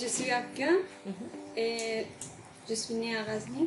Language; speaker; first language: French; non-native, learner; Persian